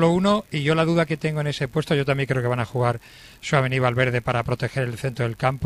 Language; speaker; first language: Spanish; native; Spanish